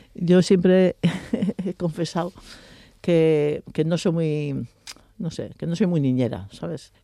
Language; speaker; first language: Spanish; native; Spanish